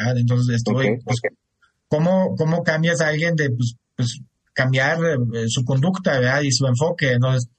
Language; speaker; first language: Spanish; non-native, fluent; German